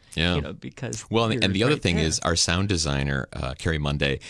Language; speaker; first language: English; native; English